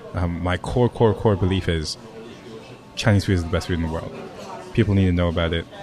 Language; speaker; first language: English; non-native, local second language; Cantonese